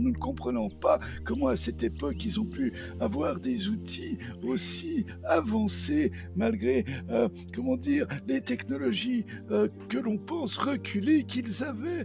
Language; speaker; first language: French; native; French